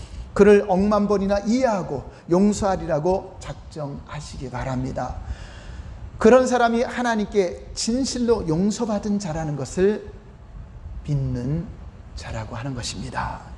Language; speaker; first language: Korean; native; Korean